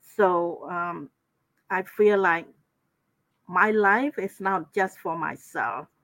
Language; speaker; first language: English; non-native, fluent; Khmer